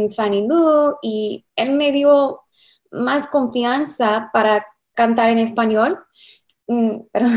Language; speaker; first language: Spanish; non-native, learner; English